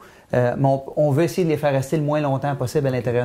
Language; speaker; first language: French; native; French